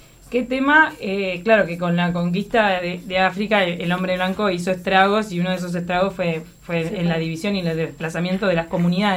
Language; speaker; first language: Spanish; native; Spanish